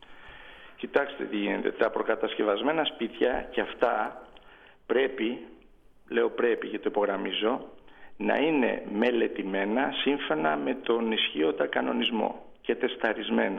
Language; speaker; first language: Greek; native; Greek